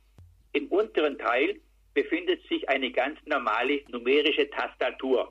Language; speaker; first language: German; native; German